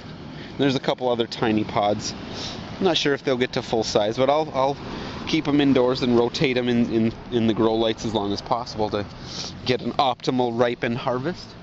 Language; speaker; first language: English; native; English